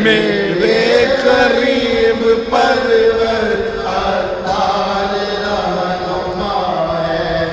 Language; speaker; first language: Urdu; native; Urdu